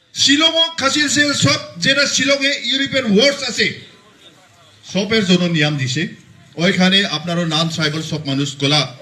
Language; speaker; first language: Bangla; non-native, local second language; Garo